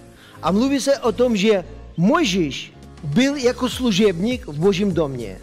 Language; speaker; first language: Czech; non-native, fluent; Russian